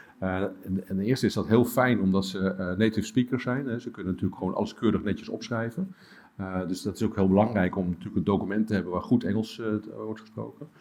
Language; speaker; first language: Dutch; native; Dutch